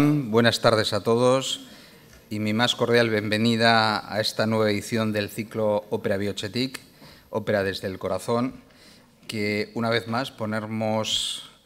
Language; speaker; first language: Spanish; native; Spanish